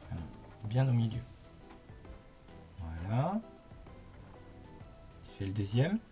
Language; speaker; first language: French; native; French